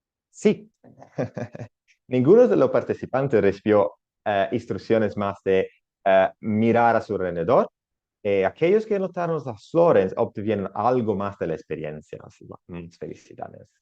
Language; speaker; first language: Spanish; non-native, learner; Italian